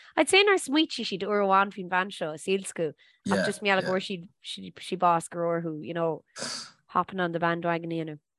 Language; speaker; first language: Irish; native; Irish